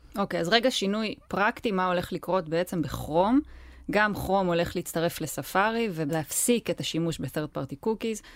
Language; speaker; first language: Hebrew; native; Hebrew